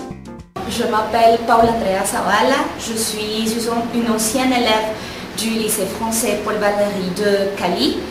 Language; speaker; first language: French; non-native, local second language; Spanish